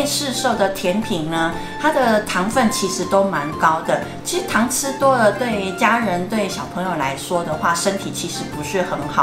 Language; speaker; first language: Chinese; native; Chinese